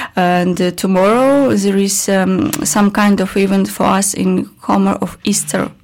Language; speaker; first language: English; non-native, learner; Russian